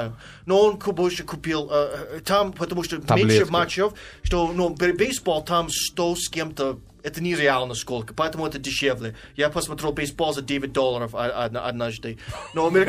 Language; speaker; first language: Russian; non-native, fluent; English